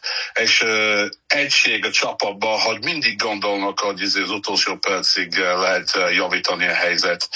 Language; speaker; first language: Hungarian; non-native, fluent; English